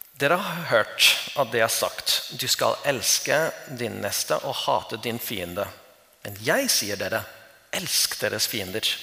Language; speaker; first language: Norwegian; non-native, fluent; English